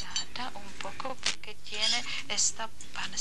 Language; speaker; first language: Spanish; non-native, learner; Czech